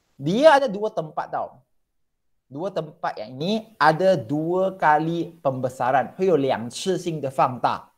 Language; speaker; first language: Malay; non-native, local second language; Chinese